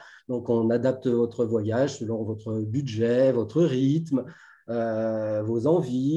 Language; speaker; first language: French; native; French